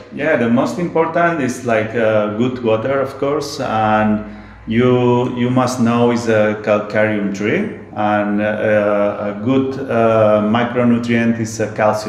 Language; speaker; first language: English; non-native, learner; Spanish